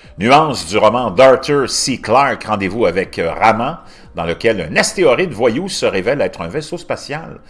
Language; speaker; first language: French; native; French